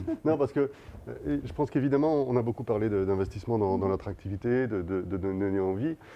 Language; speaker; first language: French; native; French